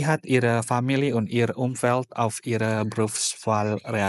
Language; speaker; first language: German; non-native, learner; Indonesian